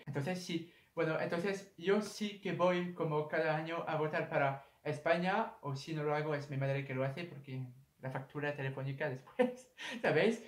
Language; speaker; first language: Spanish; non-native, fluent; French